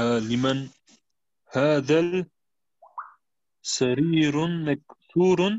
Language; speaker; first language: Arabic; non-native, learner; German